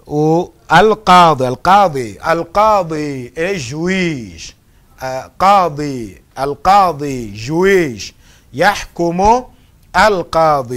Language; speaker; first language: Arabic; non-native, fluent; Portuguese